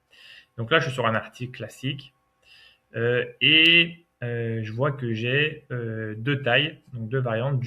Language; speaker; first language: French; native; French